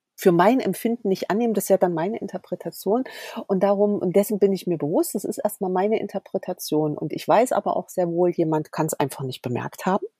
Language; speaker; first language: German; native; German